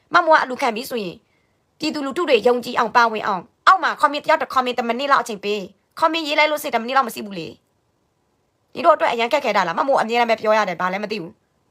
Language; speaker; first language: Burmese; non-native, local second language; S'gaw Karen